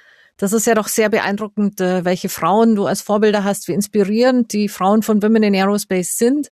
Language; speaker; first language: German; native; German